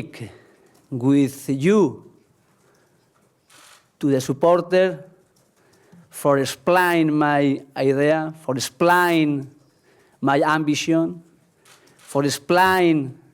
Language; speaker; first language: English; non-native, learner; Spanish